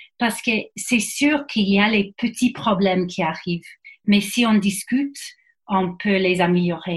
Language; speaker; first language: French; non-native, fluent; English